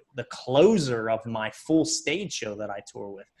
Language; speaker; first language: English; native; English